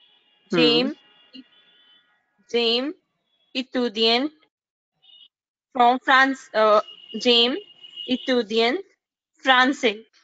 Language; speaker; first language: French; non-native, learner; Hindi